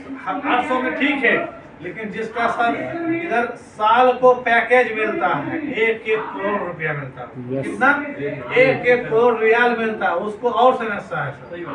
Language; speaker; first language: Hindi; non-native, learner; Nepali